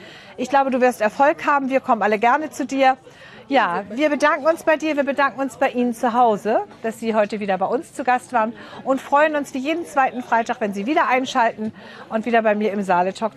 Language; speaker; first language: German; native; German